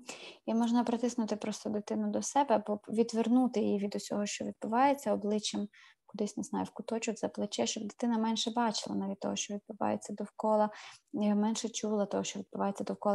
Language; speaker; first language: Ukrainian; native; Ukrainian